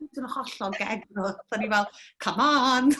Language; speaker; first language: Welsh; native; Welsh